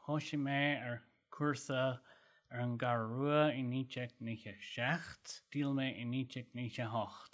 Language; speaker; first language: Irish; non-native, learner; German